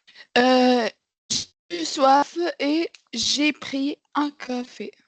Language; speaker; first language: French; non-native, learner; Arabic